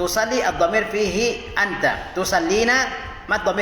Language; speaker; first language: Arabic; non-native, fluent; Indonesian